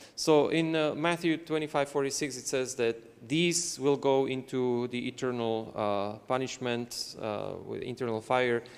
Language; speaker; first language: English; non-native, fluent; Slovak